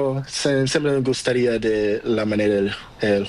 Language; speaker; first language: Spanish; non-native, learner; Portuguese